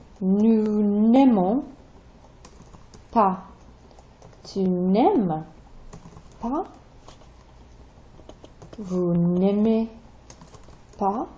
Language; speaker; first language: French; non-native, fluent; English